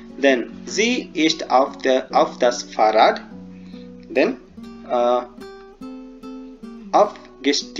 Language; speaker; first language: German; non-native, fluent; Hindi